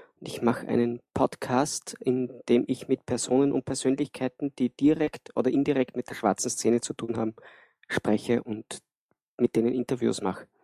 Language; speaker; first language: German; native; German